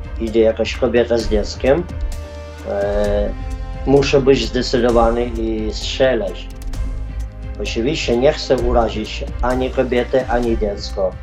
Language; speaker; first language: Polish; non-native, fluent; Ukrainian